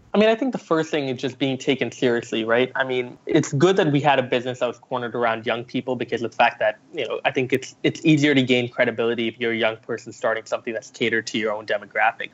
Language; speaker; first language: English; early bilingual, other home language; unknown